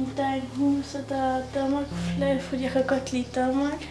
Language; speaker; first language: Danish; non-native, learner; Arabic